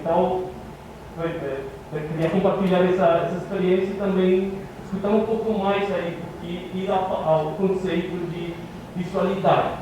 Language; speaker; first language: Portuguese; non-native, fluent; Spanish